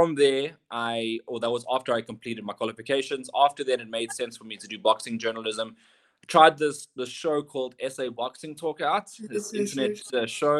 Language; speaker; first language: English; native; English